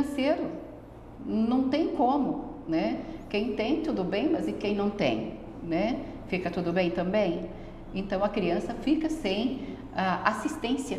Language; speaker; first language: Portuguese; native; Portuguese